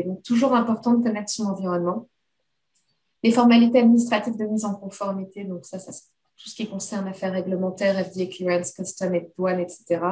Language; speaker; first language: French; native; French